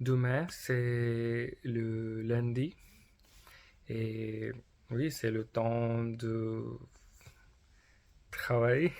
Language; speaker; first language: French; non-native, learner; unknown